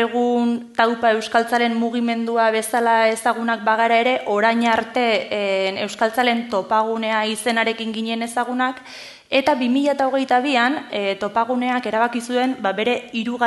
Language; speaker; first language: Basque; native; Basque